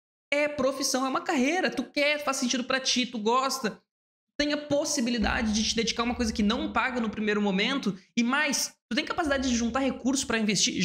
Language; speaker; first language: Portuguese; native; Portuguese